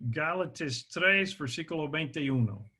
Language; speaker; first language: Spanish; non-native, fluent; English